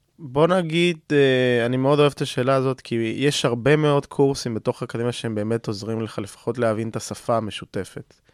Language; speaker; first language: Hebrew; non-native, fluent; Spanish